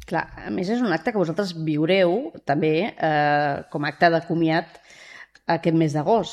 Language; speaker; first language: Catalan; native; Catalan